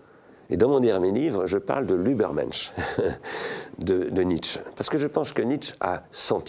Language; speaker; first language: French; native; French